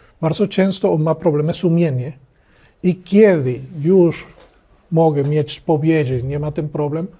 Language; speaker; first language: Polish; non-native, learner; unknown